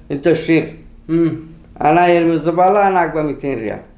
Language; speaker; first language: Arabic; non-native, learner; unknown